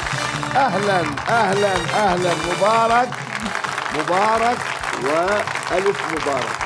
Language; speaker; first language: Arabic; native; Arabic